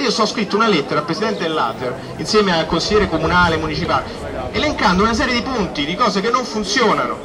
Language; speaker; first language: Italian; native; Italian